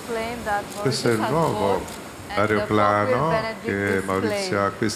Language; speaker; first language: Italian; non-native, fluent; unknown